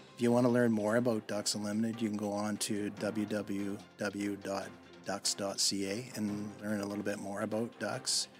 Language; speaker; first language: English; native; English